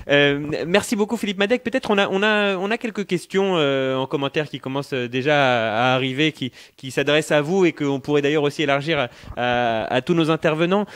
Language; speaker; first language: French; native; French